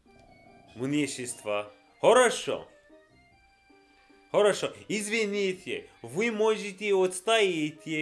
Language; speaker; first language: Russian; non-native, learner; English